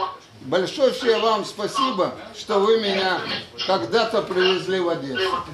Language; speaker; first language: Russian; native; Russian